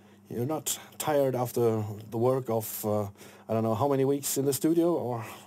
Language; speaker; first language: English; non-native, fluent; German